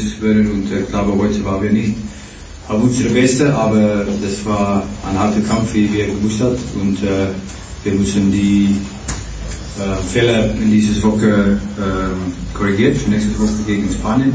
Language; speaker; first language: German; non-native, fluent; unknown